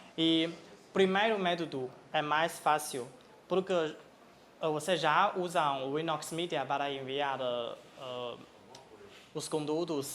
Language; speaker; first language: Portuguese; non-native, fluent; Chinese